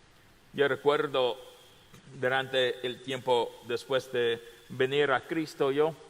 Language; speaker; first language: Spanish; non-native, fluent; English